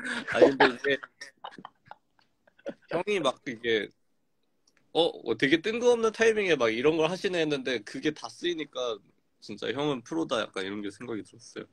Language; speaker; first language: Korean; native; Korean